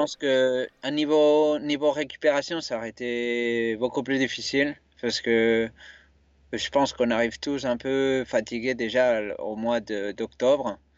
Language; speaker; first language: French; non-native, fluent; Spanish